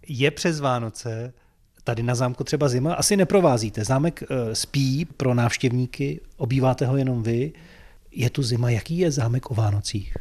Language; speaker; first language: Czech; native; Czech